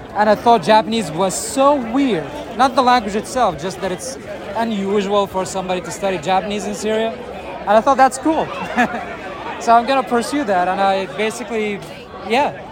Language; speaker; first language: English; non-native, fluent; Arabic